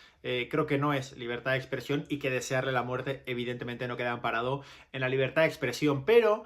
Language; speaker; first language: Spanish; native; Spanish